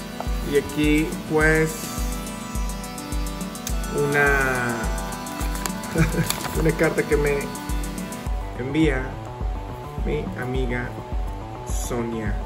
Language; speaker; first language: Spanish; native; Spanish